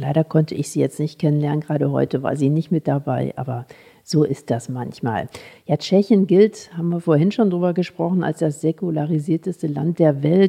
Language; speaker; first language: German; native; German